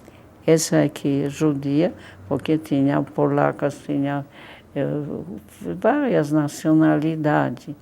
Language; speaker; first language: Portuguese; non-native, fluent; Polish